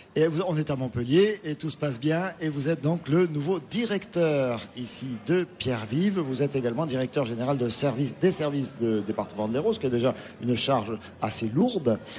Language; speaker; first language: French; native; French